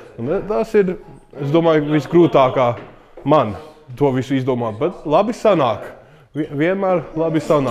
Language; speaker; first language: Latvian; early bilingual, heritage; English